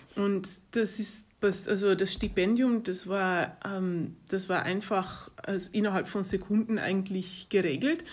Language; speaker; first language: German; non-native, fluent; Dutch